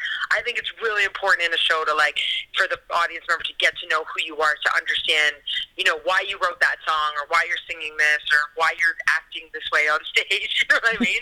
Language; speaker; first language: English; native; English